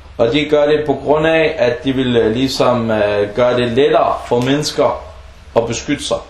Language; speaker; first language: Danish; early bilingual, other home language; Arabic